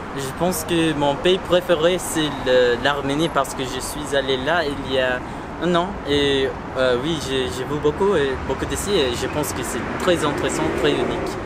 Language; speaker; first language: French; non-native, fluent; English